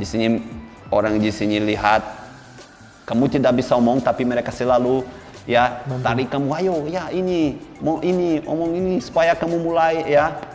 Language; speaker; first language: Indonesian; non-native, fluent; Portuguese